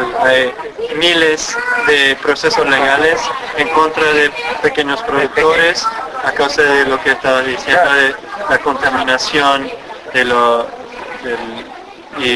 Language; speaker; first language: Spanish; non-native, fluent; English